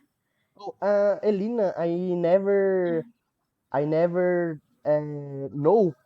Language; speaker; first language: English; non-native, learner; Portuguese